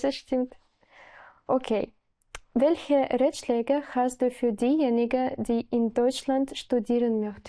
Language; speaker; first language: German; non-native, learner; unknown